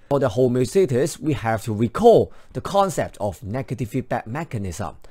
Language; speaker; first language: English; non-native, local second language; Cantonese